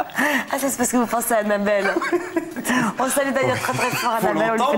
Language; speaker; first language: French; native; French